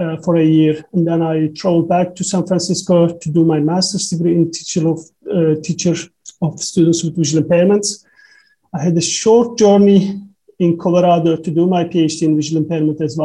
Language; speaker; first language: English; non-native, fluent; Turkish